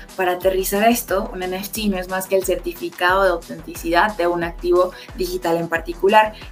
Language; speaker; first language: Spanish; native; Spanish